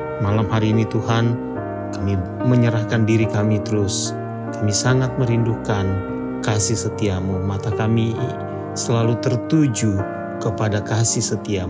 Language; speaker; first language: Indonesian; native; Indonesian